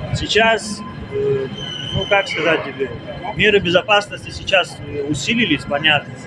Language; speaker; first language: Russian; native; Russian